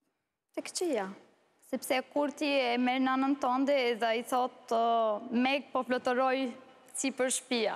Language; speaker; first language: Albanian; non-native, learner; Arabic